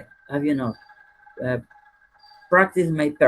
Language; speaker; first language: English; non-native, fluent; Spanish